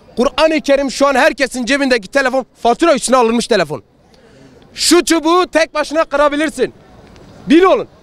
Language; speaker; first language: Turkish; non-native, local second language; Kurdish